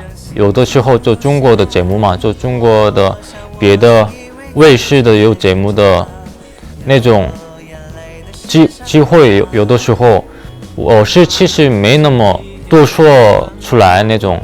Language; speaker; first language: Chinese; non-native, learner; Korean